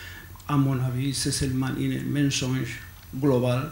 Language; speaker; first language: French; non-native, learner; Basque